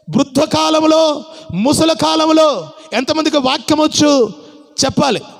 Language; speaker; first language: Telugu; non-native, local second language; Odia